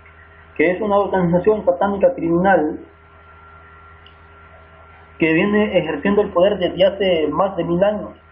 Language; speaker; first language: Spanish; native; Spanish